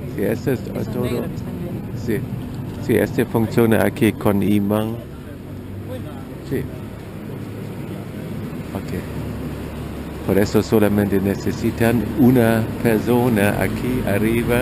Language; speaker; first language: Spanish; non-native, fluent; German